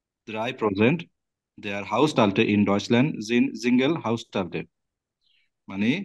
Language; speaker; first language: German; non-native, learner; Bangla